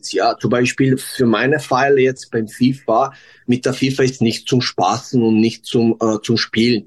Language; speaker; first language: German; non-native, fluent; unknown